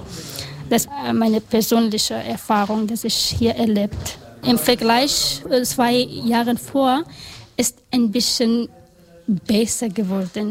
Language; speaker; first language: German; non-native, learner; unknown